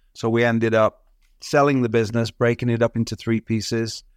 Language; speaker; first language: English; native; English